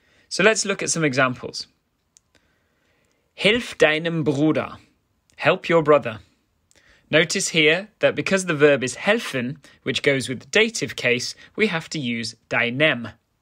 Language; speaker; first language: English; native; English